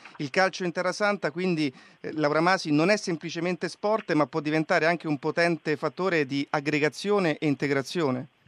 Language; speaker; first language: Italian; native; Italian